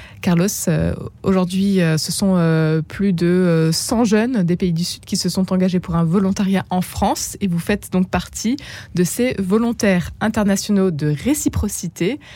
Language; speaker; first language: French; native; French